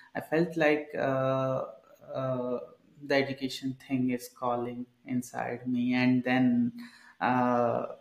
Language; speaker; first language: English; non-native, local second language; Telugu